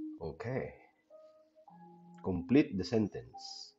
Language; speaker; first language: English; non-native, learner; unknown